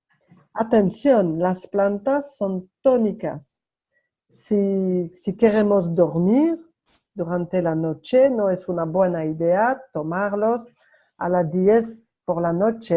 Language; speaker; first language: Spanish; non-native, learner; French